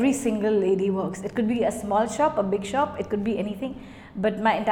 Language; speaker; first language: English; non-native, local second language; Hindi